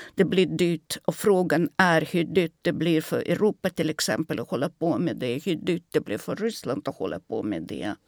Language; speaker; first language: Swedish; non-native, fluent; Russian